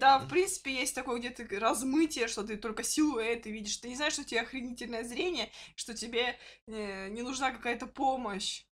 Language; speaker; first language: Russian; native; Russian